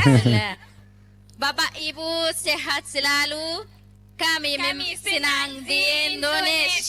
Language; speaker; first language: Indonesian; non-native, learner; Arabic